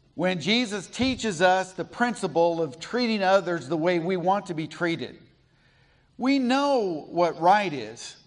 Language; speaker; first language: English; native; English